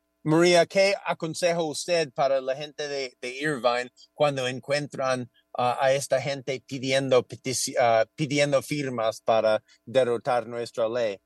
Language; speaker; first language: Spanish; non-native, fluent; English